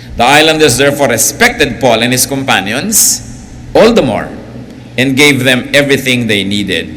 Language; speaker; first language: English; non-native, local second language; Filipino